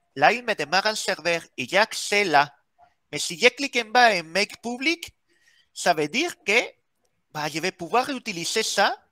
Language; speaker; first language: French; non-native, fluent; Spanish